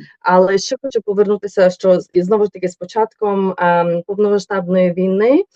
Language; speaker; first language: Ukrainian; native; Ukrainian